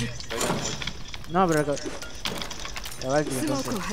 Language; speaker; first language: Spanish; native; Spanish